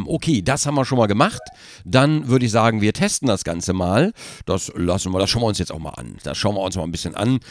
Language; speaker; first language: German; native; German